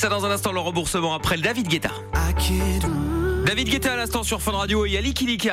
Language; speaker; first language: French; native; French